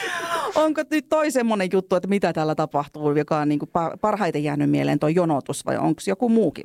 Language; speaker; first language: Finnish; native; Finnish